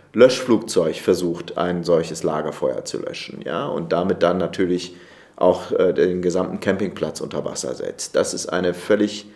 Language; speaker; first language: German; native; German